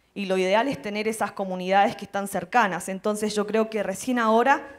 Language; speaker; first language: Spanish; native; Spanish